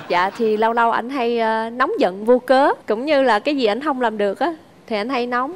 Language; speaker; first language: Vietnamese; native; Vietnamese